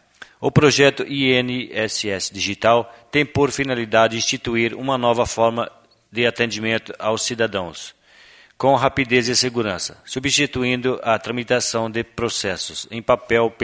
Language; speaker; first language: Portuguese; native; Portuguese